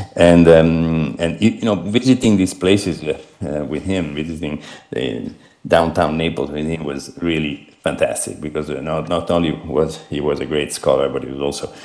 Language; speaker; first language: English; non-native, fluent; Italian